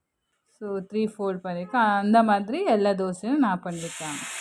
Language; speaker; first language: Tamil; non-native, learner; Kannada